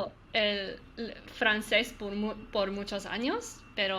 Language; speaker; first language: Spanish; non-native, learner; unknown